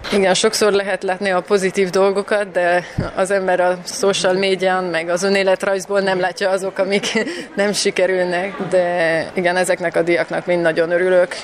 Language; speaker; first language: Hungarian; early bilingual, heritage; Hungarian